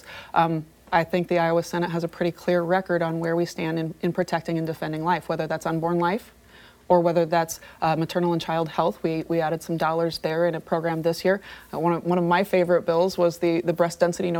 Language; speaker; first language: English; native; English